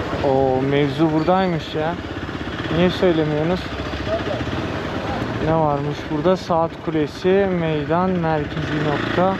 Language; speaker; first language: Turkish; native; Turkish